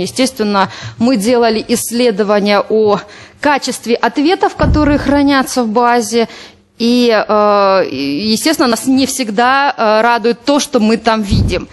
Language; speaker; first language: Russian; native; Russian